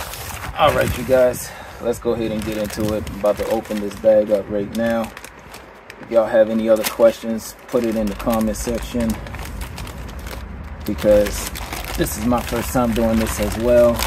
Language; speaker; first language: English; native; English